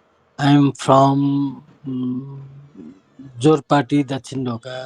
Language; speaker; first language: English; non-native, learner; Nepali